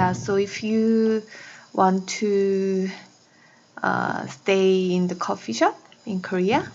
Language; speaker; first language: English; non-native, learner; Korean